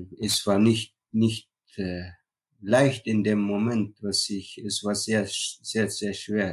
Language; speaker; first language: German; non-native, learner; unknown